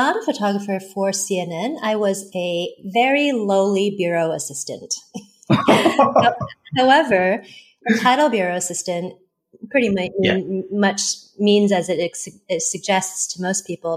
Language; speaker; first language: English; early bilingual, other home language; Chinese